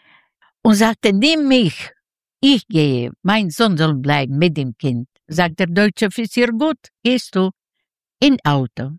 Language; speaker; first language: German; non-native, learner; Russian